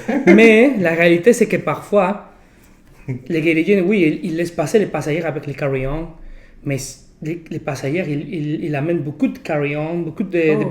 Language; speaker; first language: French; non-native, fluent; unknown